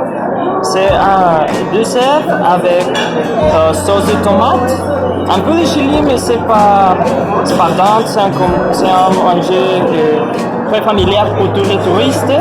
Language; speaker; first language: French; non-native, learner; Spanish